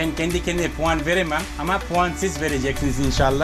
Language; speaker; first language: Turkish; non-native, learner; English